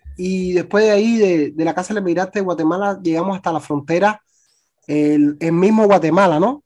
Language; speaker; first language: Spanish; native; Spanish